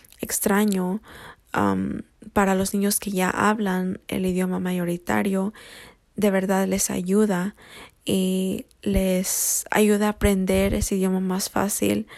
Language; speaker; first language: Spanish; early bilingual, heritage; Spanish